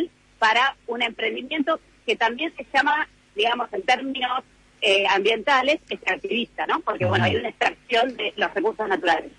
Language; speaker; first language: Spanish; native; Spanish